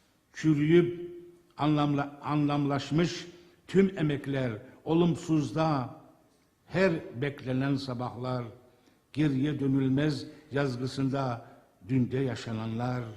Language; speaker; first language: Turkish; native; Turkish